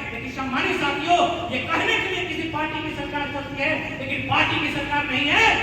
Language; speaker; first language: Hindi; native; Hindi